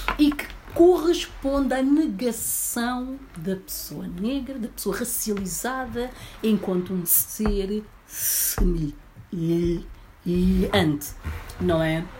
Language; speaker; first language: Portuguese; early bilingual, other home language; Upper Guinea Crioulo